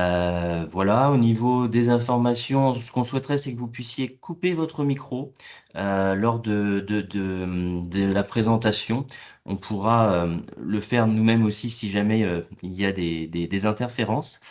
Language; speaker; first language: French; native; French